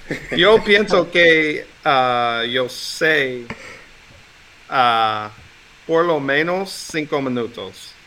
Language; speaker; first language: Spanish; non-native, learner; English